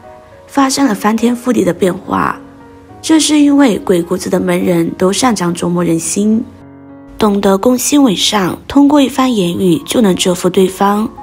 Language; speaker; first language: Chinese; native; Chinese